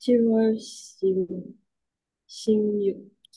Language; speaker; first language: Korean; non-native, learner; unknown